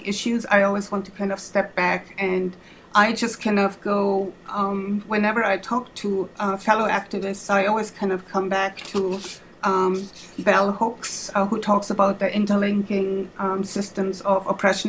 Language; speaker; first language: English; non-native, fluent; German